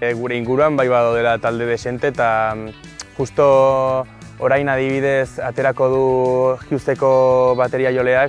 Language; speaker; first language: Basque; native; Basque